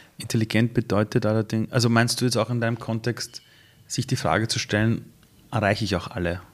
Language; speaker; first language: German; early bilingual, other home language; Persian